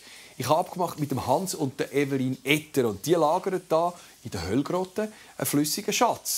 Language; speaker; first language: German; native; German